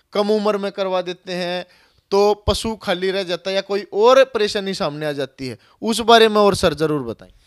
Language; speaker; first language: Hindi; native; Hindi